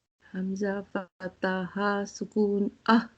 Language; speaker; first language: Arabic; non-native, learner; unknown